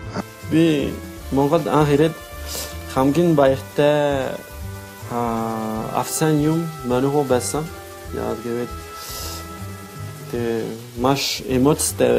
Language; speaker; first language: Mongolian; non-native, learner; French